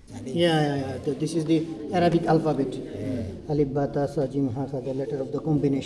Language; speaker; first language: English; non-native, learner; Bangla